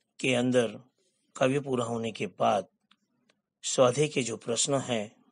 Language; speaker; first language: Hindi; non-native, local second language; Gujarati